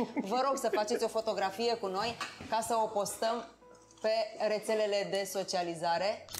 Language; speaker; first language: Romanian; native; Romanian